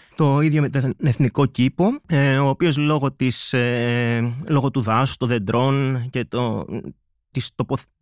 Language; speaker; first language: Greek; native; Greek